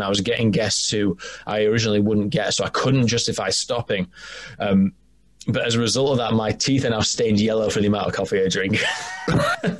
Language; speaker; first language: English; native; English